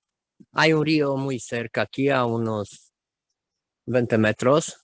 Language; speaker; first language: Spanish; non-native, fluent; Romanian